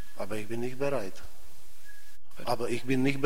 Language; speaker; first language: German; non-native, fluent; Czech